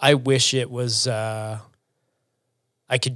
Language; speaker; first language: English; native; English